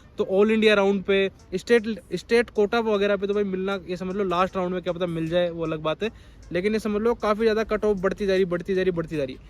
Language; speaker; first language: Hindi; native; Hindi